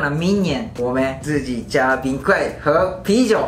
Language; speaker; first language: Chinese; non-native, fluent; Japanese